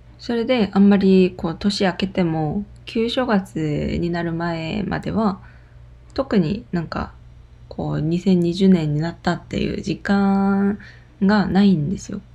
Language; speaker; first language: Japanese; non-native, fluent; Korean